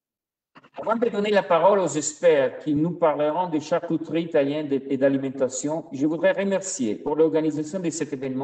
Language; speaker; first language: French; non-native, fluent; Italian